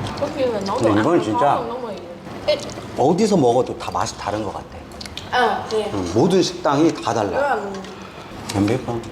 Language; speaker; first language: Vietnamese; non-native, learner; Korean